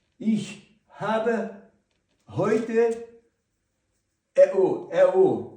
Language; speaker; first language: German; non-native, learner; Ukrainian